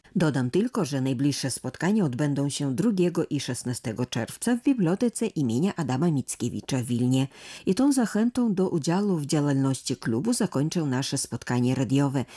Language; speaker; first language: Polish; native; Polish